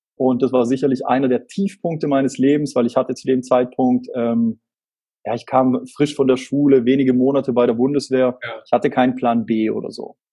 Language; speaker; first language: German; native; German